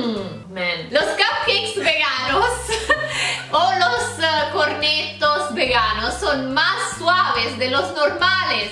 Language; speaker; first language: Spanish; non-native, fluent; Italian